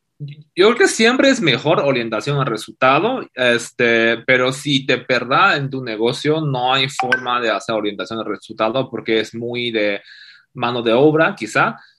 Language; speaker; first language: Spanish; non-native, fluent; Chinese